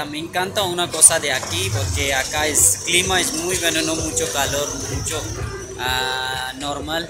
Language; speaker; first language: Spanish; non-native, learner; Urdu